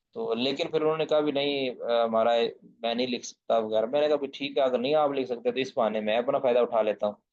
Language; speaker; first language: Urdu; non-native, local second language; Punjabi